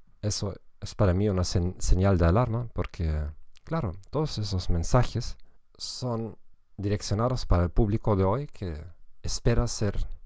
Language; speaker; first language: Spanish; non-native, fluent; German